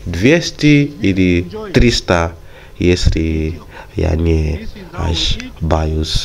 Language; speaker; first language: Russian; non-native, fluent; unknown